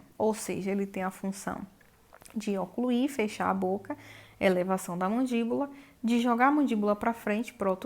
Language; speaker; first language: Portuguese; native; Portuguese